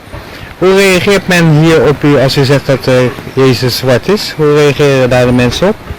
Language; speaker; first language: Dutch; native; Dutch